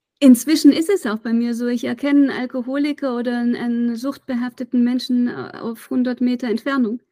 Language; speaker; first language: German; native; German